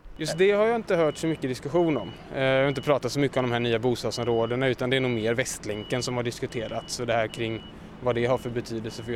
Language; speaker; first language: Swedish; native; Swedish